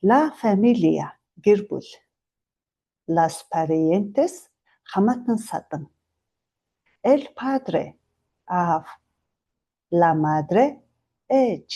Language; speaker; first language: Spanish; non-native, fluent; Mongolian